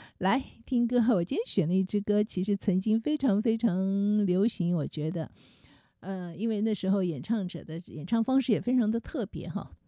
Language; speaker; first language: Chinese; native; Chinese